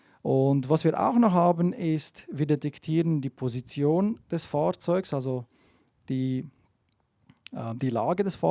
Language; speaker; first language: German; native; German